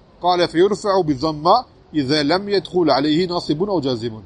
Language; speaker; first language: Arabic; non-native, fluent; French